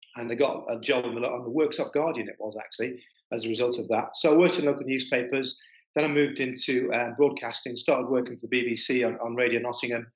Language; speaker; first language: English; native; English